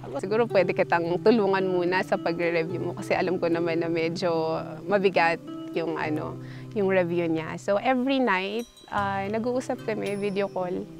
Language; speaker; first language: Filipino; non-native, local second language; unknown